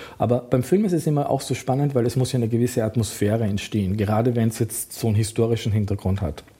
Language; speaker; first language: German; native; German